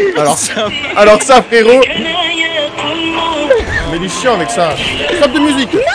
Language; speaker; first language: French; native; French